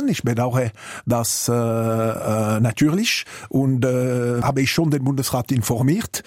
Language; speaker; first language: German; non-native, local second language; French